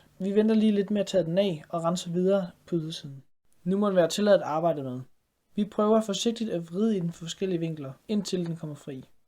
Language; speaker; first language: Danish; native; Danish